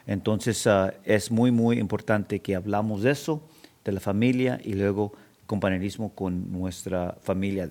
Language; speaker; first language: Spanish; early bilingual, heritage; Spanish